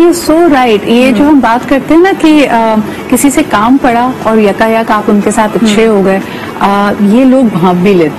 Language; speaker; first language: Urdu; native; Urdu